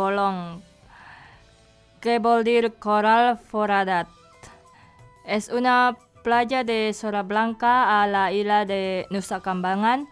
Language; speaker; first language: Catalan; non-native, fluent; Indonesian